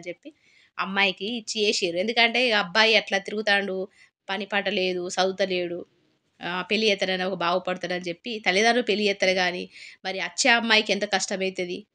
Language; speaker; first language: Telugu; native; Telugu